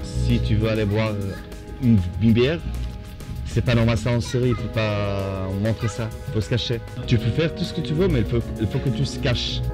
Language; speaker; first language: French; non-native, fluent; Arabic